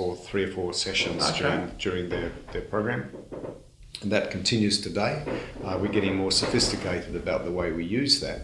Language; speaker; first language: English; native; English